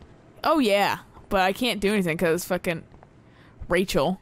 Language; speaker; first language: English; native; English